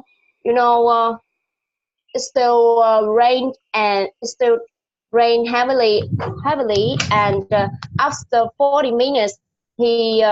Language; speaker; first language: English; non-native, learner; Vietnamese